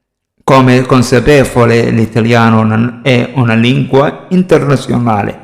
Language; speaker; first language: Italian; non-native, fluent; Somali